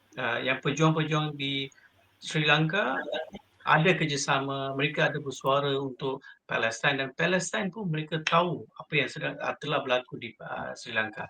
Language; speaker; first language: Malay; non-native, local second language; Tamil